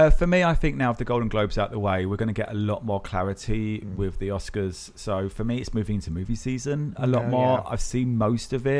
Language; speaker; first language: English; native; English